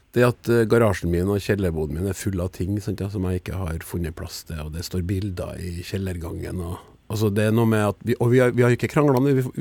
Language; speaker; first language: Norwegian; native; Norwegian